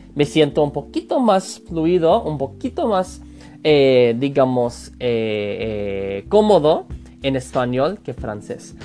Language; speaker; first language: Spanish; non-native, fluent; English